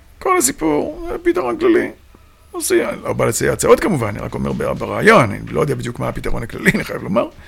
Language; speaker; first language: Hebrew; native; Hebrew